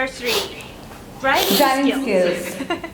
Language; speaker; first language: Hindi; non-native, fluent; Japanese